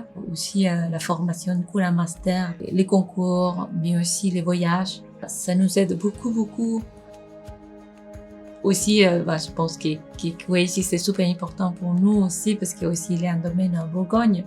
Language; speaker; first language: French; non-native, fluent; Spanish